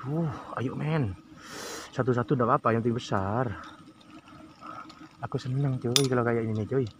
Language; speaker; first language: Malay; non-native, local second language; Javanese